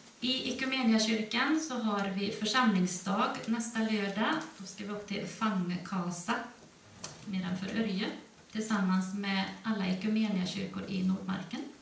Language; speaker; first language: Swedish; native; Swedish